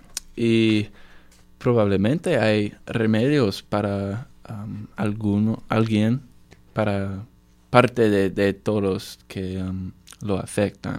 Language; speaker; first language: Spanish; non-native, learner; English